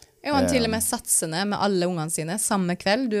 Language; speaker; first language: Norwegian; native; Norwegian